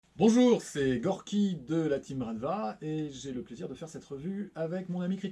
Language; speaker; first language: French; native; French